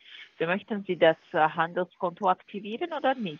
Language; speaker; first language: German; non-native, learner; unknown